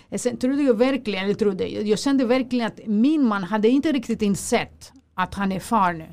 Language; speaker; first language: Swedish; non-native, fluent; Greek